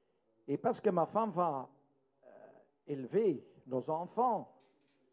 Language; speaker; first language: French; non-native, local second language; Dutch